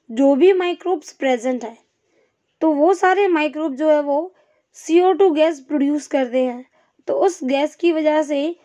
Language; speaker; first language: Hindi; non-native, local second language; Gujarati